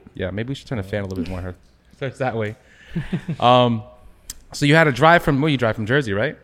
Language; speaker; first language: English; native; English